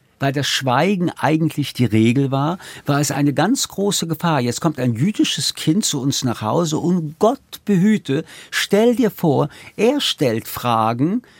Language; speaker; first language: German; early bilingual, other home language; French